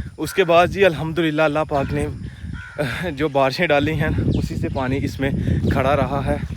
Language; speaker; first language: Urdu; non-native, local second language; Punjabi